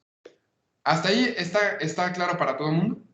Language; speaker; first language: Spanish; native; Spanish